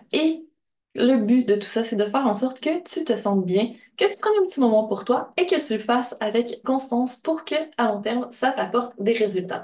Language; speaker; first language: French; native; French